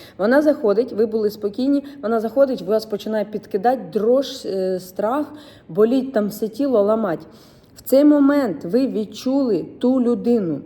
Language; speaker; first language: Ukrainian; non-native, local second language; Russian